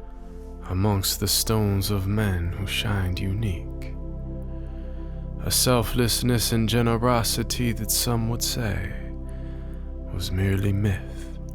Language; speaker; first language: English; native; English